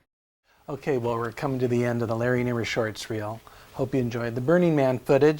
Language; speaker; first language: English; native; English